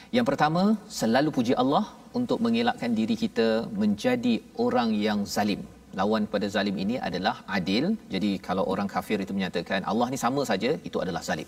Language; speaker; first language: Malay; native; Malay